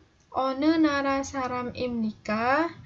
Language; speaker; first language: Korean; non-native, learner; Indonesian